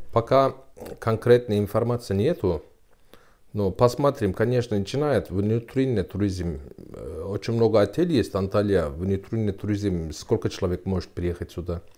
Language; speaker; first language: Russian; non-native, learner; Turkish